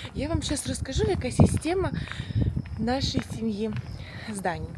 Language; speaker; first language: Ukrainian; non-native, local second language; Russian